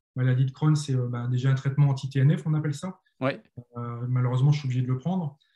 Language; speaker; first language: French; native; French